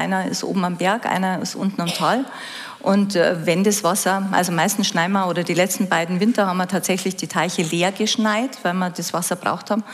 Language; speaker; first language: German; native; German